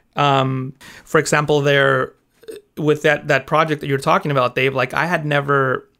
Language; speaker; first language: English; early bilingual, other home language; Spanish